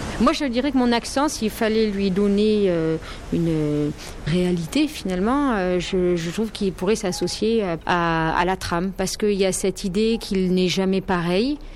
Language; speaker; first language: French; native; French